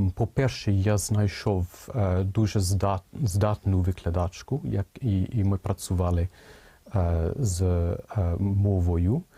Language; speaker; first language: Ukrainian; non-native, fluent; English